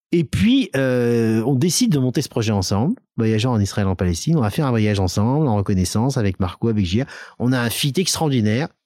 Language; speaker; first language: French; native; French